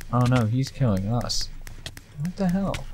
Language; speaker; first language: English; native; English